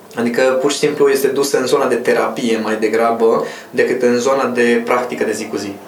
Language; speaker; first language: Romanian; non-native, local second language; Hungarian